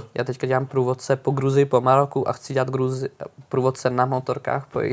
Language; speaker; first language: Czech; native; Czech